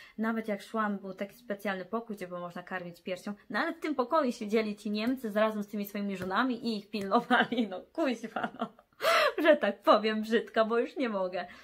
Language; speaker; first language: Polish; native; Polish